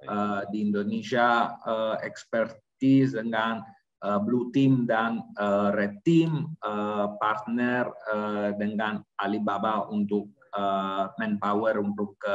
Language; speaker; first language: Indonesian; non-native, learner; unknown